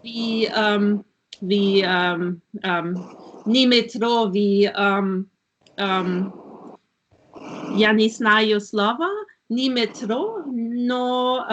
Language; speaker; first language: Russian; non-native, learner; German